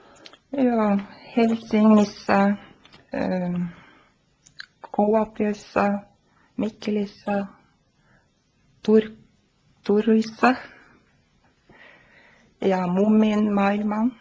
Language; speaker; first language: Finnish; non-native, learner; Norwegian